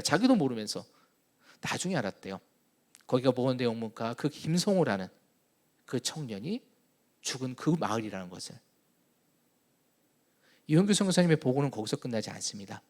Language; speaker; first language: Korean; native; Korean